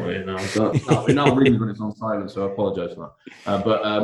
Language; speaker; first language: English; native; English